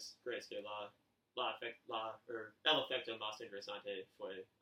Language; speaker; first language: Spanish; non-native, learner; English